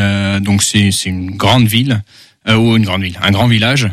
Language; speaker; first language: French; early bilingual, heritage; Dutch